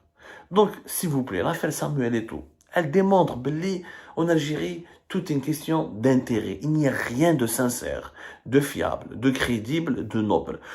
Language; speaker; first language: French; non-native, local second language; Arabic